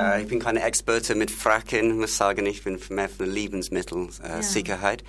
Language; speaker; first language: German; non-native, learner; English